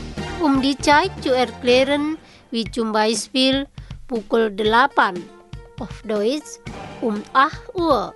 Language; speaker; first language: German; non-native, learner; Indonesian